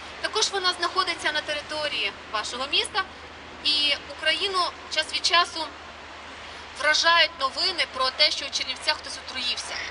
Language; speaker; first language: Ukrainian; native; Ukrainian